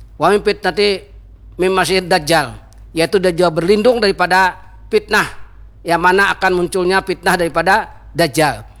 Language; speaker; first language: Malay; non-native, local second language; Banjar